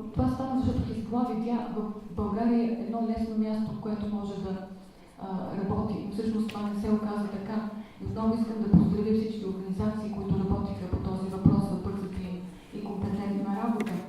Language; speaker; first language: Bulgarian; native; Bulgarian